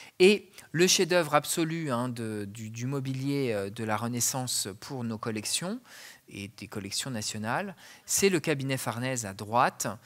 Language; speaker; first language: French; native; French